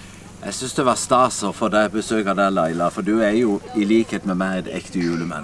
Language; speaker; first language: Norwegian; native; Norwegian